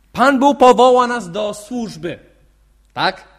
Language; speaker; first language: Polish; non-native, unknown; English